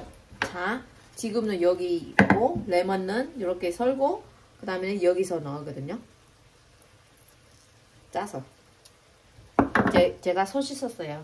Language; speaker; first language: Korean; non-native, fluent; Vietnamese